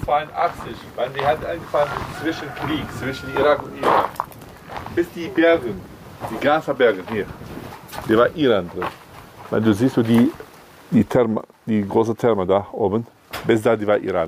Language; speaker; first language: German; non-native, learner; Kurdish